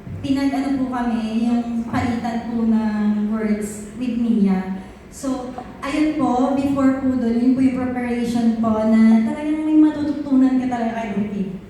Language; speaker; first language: Filipino; native; Filipino